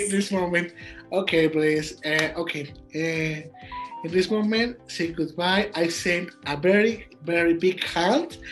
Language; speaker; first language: English; non-native, learner; Spanish